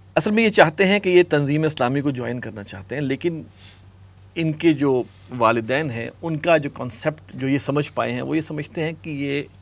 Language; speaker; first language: Urdu; native; Urdu